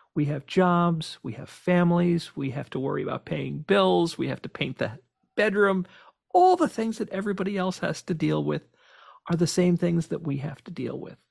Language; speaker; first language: English; native; English